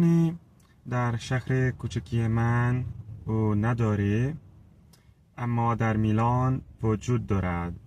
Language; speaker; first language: Persian; non-native, learner; Italian